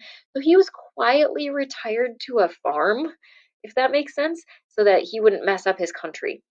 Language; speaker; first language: English; native; English